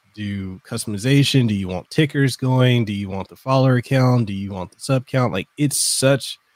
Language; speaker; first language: English; non-native, fluent; Samoan